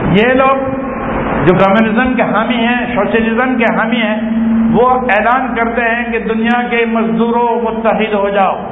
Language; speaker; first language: Urdu; non-native, local second language; Gujarati